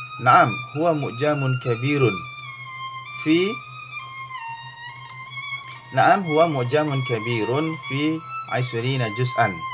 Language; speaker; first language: Arabic; non-native, fluent; Indonesian